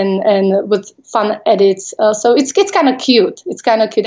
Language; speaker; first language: English; non-native, fluent; Slovak